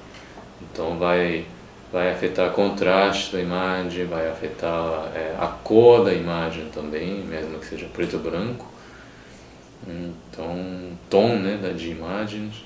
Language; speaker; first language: Portuguese; non-native, fluent; Japanese